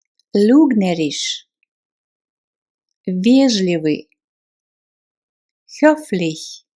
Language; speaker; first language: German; non-native, fluent; Russian